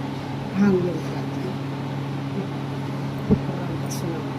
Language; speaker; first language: Hindi; native; Hindi